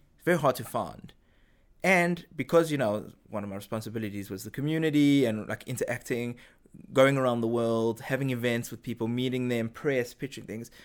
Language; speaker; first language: English; native; English